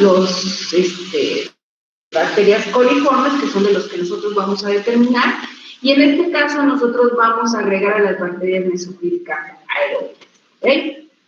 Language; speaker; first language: Spanish; native; Spanish